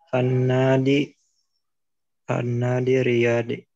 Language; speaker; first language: Arabic; non-native, learner; Indonesian